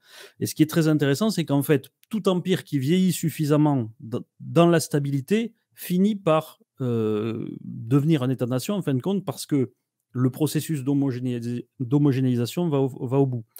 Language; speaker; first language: French; native; French